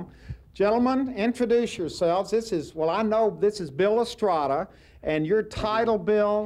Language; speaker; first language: English; native; English